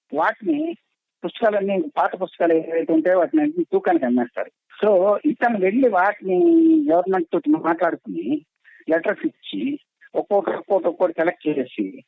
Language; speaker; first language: Telugu; native; Telugu